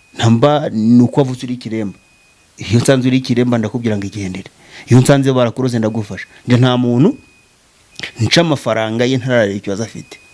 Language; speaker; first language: Kinyarwanda; early bilingual, heritage; Kinyarwanda